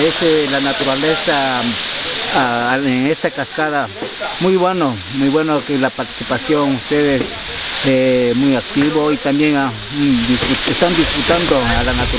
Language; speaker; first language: Spanish; non-native, local second language; Quechua